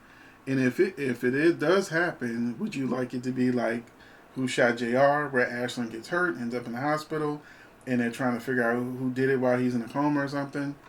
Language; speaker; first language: English; native; English